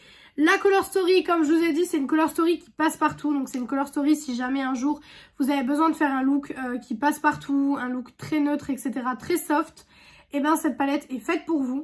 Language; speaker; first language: French; native; French